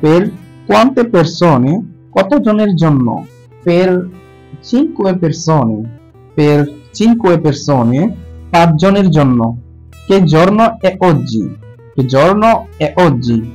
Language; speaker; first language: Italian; non-native, fluent; Bangla